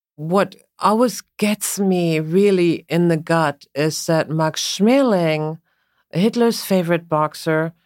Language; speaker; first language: English; non-native, fluent; German